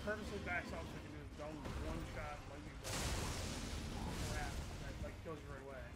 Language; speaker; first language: English; native; English